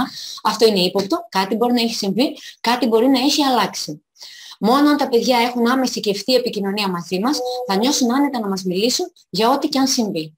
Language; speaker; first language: Greek; native; Greek